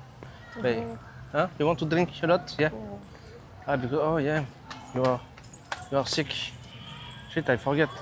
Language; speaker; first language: English; non-native, learner; French